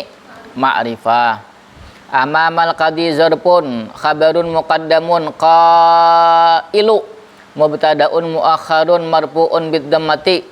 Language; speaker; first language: Arabic; non-native, fluent; Indonesian